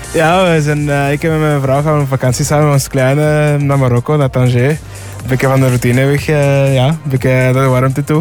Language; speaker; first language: Dutch; early bilingual, other home language; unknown